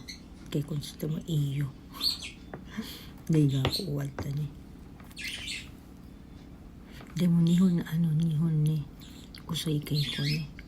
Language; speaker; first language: Japanese; non-native, learner; Filipino